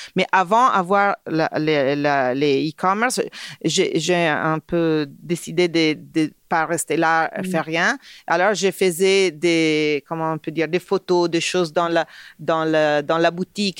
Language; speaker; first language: French; non-native, fluent; Italian